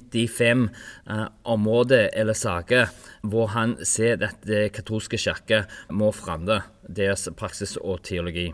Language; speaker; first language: Norwegian; non-native, fluent; English